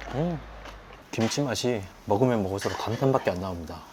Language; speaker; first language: Korean; native; Korean